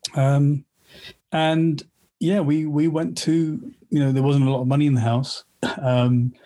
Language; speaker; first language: English; native; English